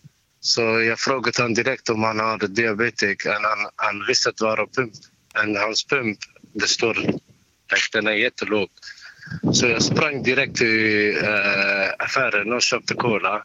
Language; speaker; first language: Swedish; non-native, fluent; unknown